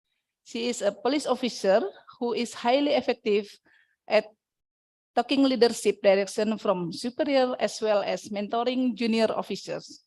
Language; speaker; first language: English; non-native, fluent; Indonesian